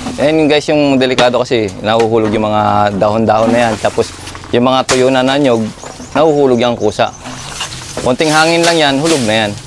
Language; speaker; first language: Filipino; non-native, local second language; Bikol